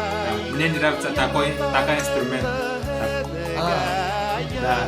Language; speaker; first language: Russian; non-native, learner; Portuguese